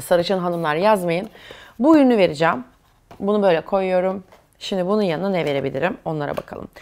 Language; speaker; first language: Turkish; native; Turkish